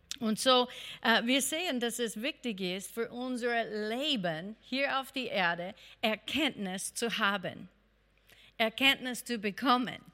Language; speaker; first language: German; non-native, fluent; English